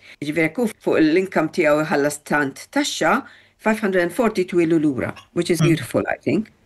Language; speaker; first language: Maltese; early bilingual, heritage; Maltese